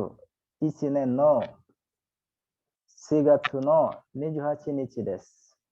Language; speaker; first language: Japanese; non-native, learner; Indonesian